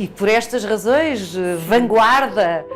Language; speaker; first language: Portuguese; native; Portuguese